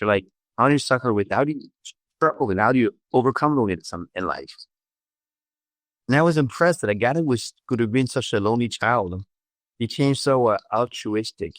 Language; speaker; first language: English; non-native, fluent; French